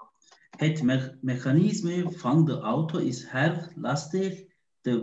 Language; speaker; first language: Dutch; non-native, learner; Turkish